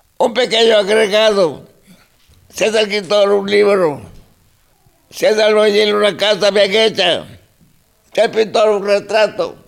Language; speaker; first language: Spanish; non-native, local second language; Zapotec